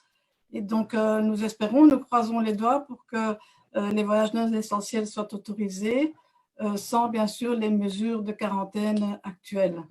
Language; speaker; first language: French; native; French